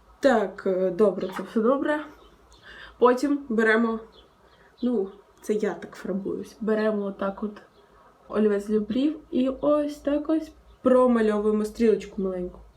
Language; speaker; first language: Ukrainian; non-native, local second language; Russian